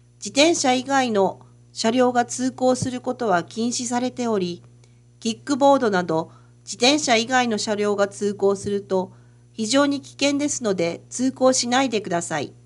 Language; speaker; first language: Japanese; native; Japanese